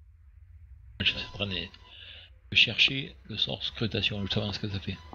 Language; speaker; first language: French; native; French